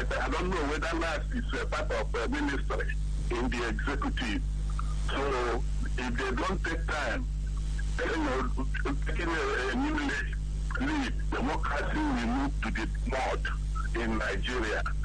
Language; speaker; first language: English; non-native, local second language; Igbo